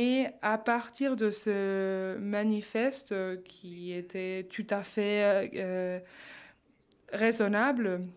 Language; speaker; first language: French; non-native, fluent; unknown